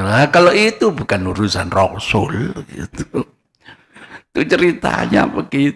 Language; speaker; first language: Indonesian; non-native, local second language; Javanese